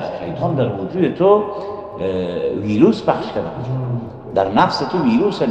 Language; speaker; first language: Persian; native; Persian